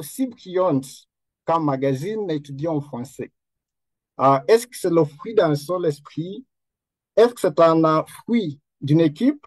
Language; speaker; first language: French; non-native, fluent; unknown